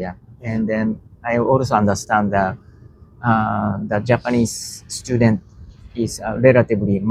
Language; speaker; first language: English; non-native, learner; Japanese